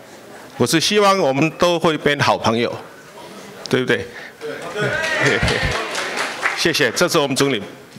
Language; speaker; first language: Chinese; early bilingual, heritage; Chinese